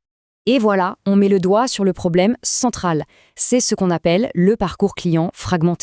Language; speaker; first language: French; native; French